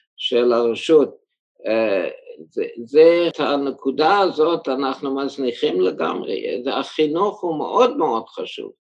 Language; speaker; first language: Hebrew; early bilingual, heritage; German